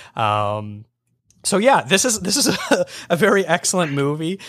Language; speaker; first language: English; native; English